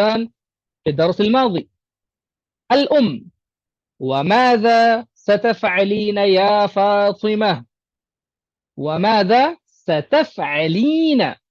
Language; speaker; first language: Arabic; non-native, fluent; Urdu